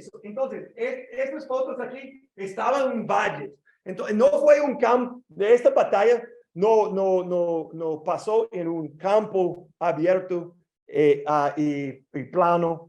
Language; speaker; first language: Spanish; non-native, learner; English